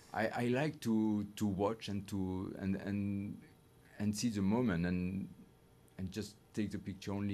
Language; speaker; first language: English; non-native, fluent; French